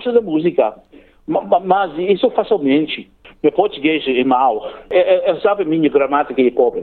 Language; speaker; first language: Portuguese; non-native, learner; English